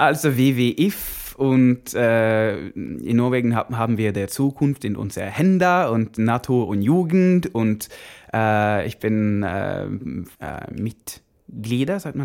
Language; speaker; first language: German; non-native, learner; Norwegian